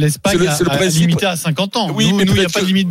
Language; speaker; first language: French; native; French